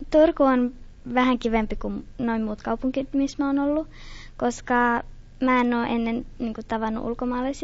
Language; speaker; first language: Finnish; early bilingual, other home language; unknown